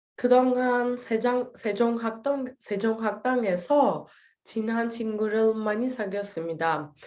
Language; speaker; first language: Korean; non-native, fluent; Turkish